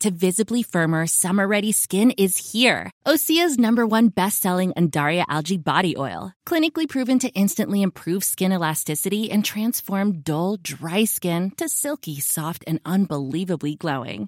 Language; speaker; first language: English; non-native, fluent; Greek